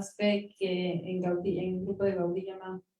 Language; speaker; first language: Spanish; native; Spanish